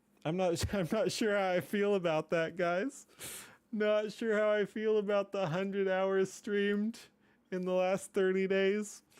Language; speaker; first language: English; native; English